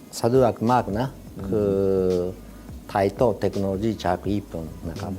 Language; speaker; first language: Thai; non-native, learner; Japanese